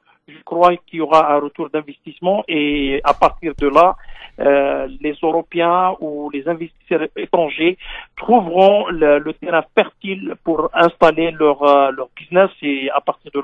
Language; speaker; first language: French; non-native, local second language; Kabyle